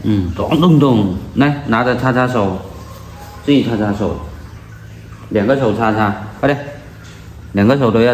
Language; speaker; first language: Chinese; native; Chinese